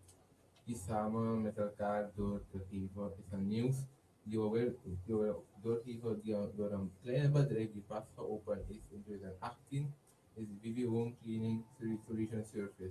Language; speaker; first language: Dutch; non-native, learner; Haitian Creole